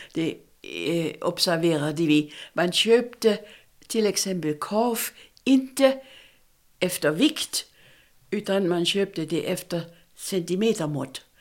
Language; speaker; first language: Swedish; non-native, fluent; German